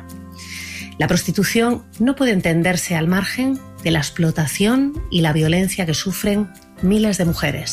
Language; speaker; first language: Spanish; native; Spanish